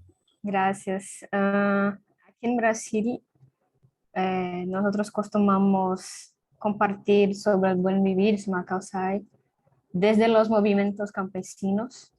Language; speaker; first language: Spanish; non-native, fluent; Portuguese